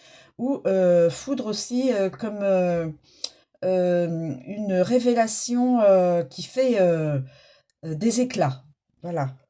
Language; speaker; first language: French; native; French